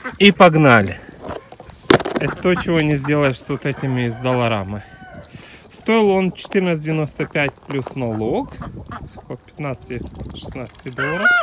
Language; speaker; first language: Russian; native; Russian